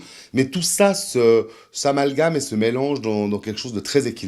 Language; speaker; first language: French; native; French